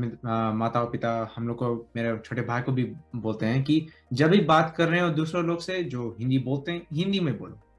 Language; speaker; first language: Hindi; early bilingual, heritage; Hindi